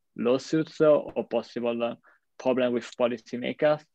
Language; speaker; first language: English; non-native, fluent; Italian